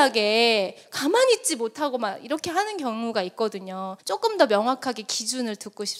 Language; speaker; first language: Korean; native; Korean